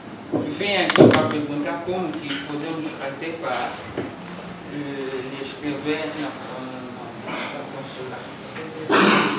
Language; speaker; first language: Portuguese; non-native, local second language; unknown